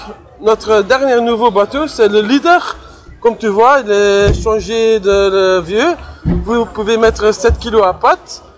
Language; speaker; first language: French; non-native, learner; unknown